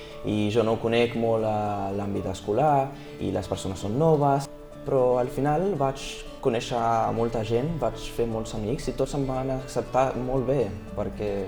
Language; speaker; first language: Catalan; early bilingual, other home language; Portuguese